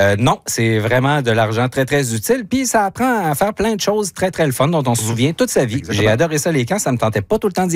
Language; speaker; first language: French; native; French